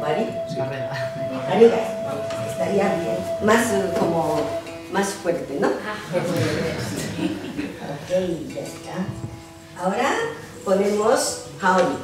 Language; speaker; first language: Spanish; non-native, learner; Japanese